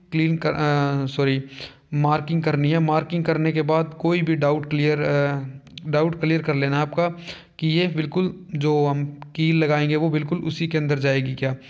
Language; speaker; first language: Hindi; native; Hindi